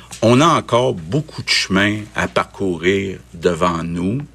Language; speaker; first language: French; native; French